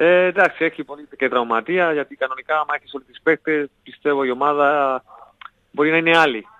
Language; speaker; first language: Greek; non-native, learner; Spanish